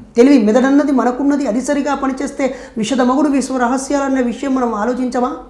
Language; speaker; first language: Telugu; native; Telugu